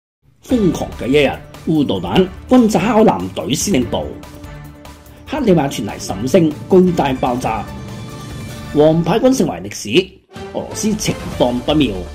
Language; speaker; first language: Chinese; non-native, local second language; Cantonese